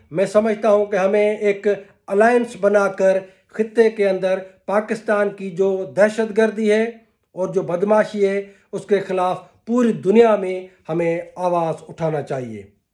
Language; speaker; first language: Urdu; non-native, local second language; Sindhi